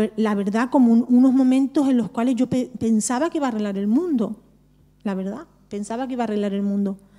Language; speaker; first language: Spanish; native; Spanish